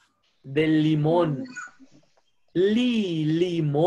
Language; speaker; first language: Spanish; native; Spanish